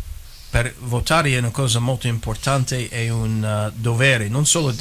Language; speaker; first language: Italian; early bilingual, heritage; English